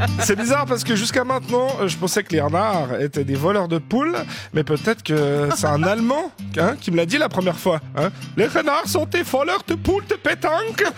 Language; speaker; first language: French; native; French